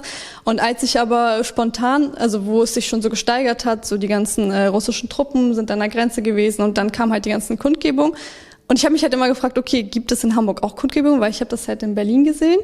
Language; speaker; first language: German; early bilingual, other home language; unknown